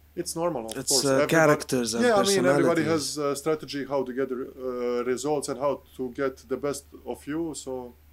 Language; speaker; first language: English; non-native, fluent; Bosnian